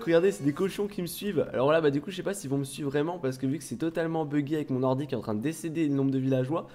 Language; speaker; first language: French; native; French